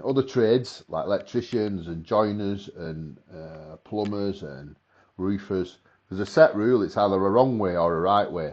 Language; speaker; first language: English; native; English